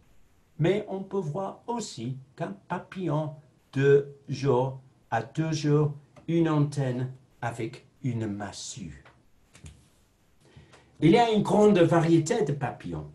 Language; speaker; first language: French; non-native, fluent; English